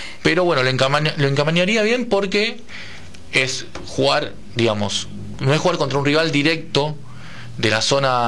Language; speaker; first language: Spanish; native; Spanish